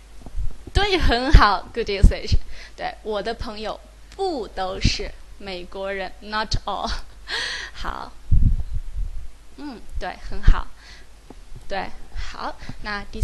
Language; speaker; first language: Chinese; native; Chinese